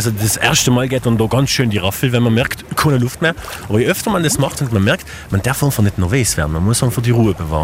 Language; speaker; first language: German; native; German